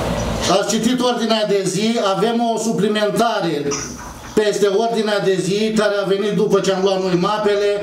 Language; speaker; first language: Romanian; native; Romanian